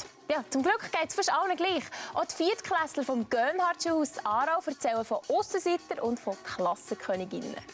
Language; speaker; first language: German; native; German